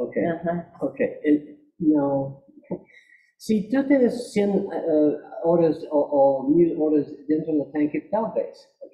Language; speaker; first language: Spanish; non-native, fluent; English